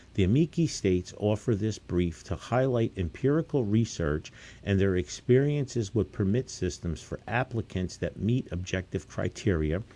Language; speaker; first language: English; native; English